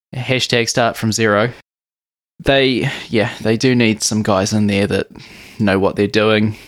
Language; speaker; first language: English; native; English